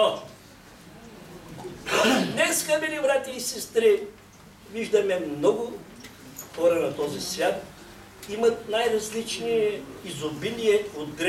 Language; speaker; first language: Bulgarian; non-native, local second language; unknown